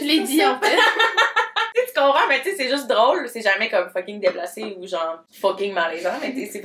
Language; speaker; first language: French; native; French